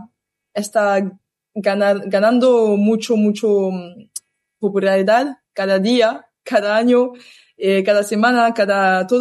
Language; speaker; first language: Spanish; non-native, learner; French